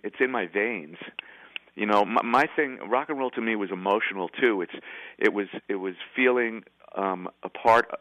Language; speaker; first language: English; native; English